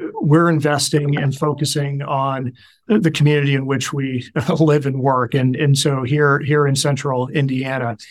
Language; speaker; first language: English; native; English